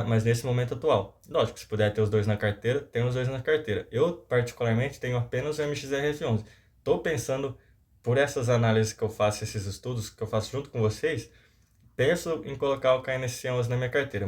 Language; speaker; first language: Portuguese; native; Portuguese